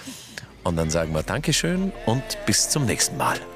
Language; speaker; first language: German; native; German